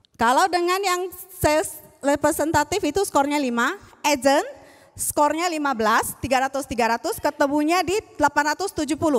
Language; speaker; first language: Indonesian; native; Indonesian